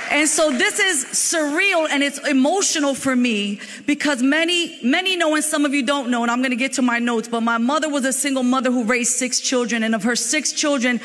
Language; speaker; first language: English; native; English